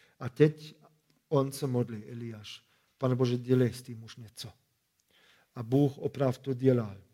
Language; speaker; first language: Czech; non-native, fluent; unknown